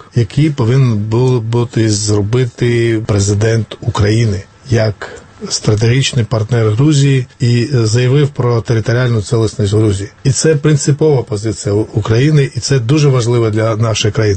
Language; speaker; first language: Ukrainian; non-native, fluent; Georgian